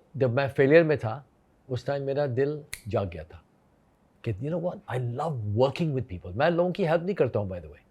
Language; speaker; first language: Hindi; non-native, fluent; English